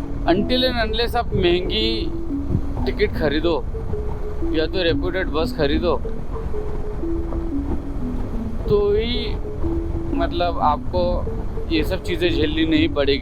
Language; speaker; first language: Hindi; native; Hindi